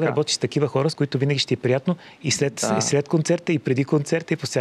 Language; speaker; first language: Bulgarian; native; Bulgarian